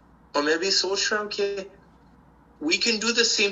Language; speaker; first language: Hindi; early bilingual, heritage; Hindi